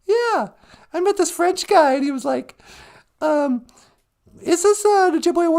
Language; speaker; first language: English; native; English